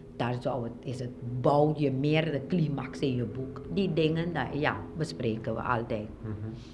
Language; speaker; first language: Dutch; non-native, local second language; Papiamento